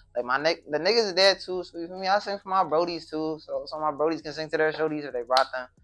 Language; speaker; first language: English; native; English